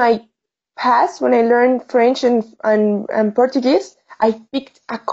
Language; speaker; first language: English; non-native, learner; Spanish